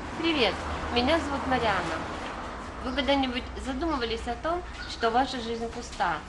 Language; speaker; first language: Russian; native; Russian